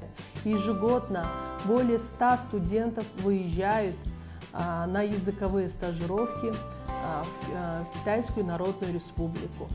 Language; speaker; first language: Russian; non-native, local second language; Kyrgyz